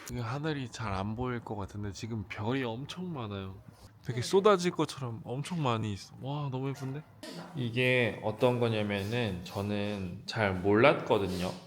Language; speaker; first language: Korean; native; Korean